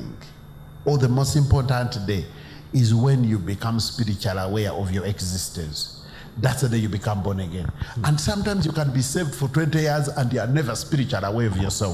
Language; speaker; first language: English; non-native, local second language; Ganda